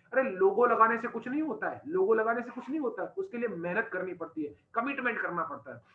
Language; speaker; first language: Hindi; native; Hindi